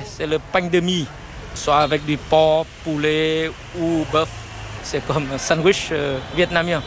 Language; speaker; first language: French; non-native, fluent; Vietnamese